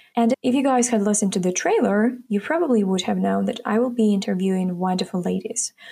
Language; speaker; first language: English; non-native, fluent; Ukrainian